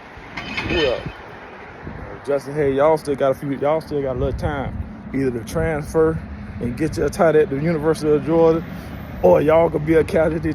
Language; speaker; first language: English; native; English